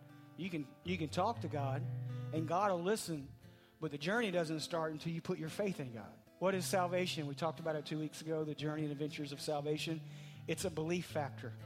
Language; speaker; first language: English; native; English